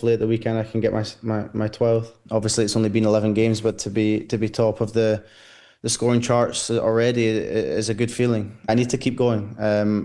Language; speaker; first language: English; native; English